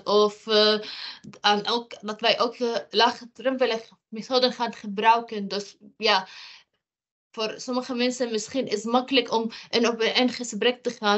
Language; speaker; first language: Dutch; non-native, fluent; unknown